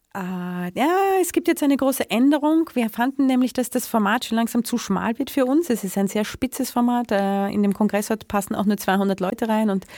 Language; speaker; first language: German; native; German